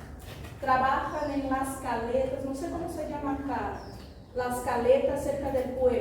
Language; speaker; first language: Spanish; non-native, fluent; Portuguese